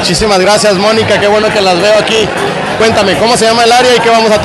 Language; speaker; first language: Spanish; native; Spanish